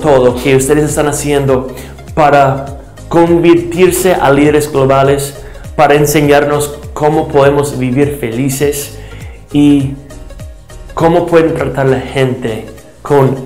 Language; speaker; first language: Spanish; non-native, fluent; English